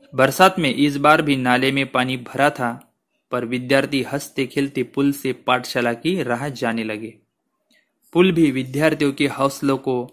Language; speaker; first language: Hindi; non-native, local second language; Marathi